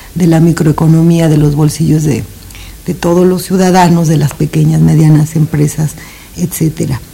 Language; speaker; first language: Spanish; native; Spanish